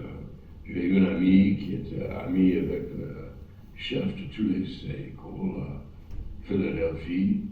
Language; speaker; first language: French; non-native, fluent; English